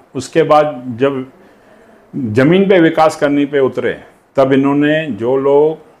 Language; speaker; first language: Hindi; non-native, local second language; Sindhi